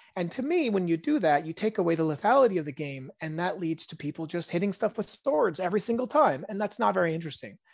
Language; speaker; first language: English; early bilingual, other home language; Hebrew